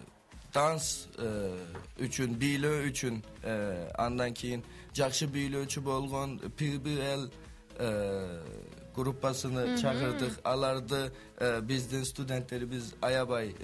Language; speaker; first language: Kyrgyz; non-native, learner; Turkish